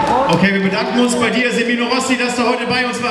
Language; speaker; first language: German; native; German